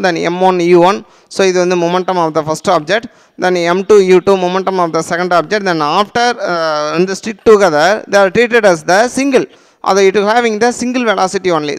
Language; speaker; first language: English; non-native, local second language; Tamil